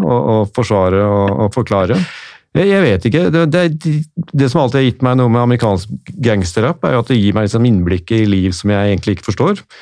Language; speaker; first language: Norwegian; native; Norwegian